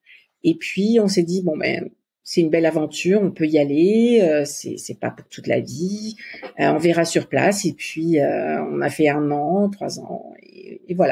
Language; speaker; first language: French; native; French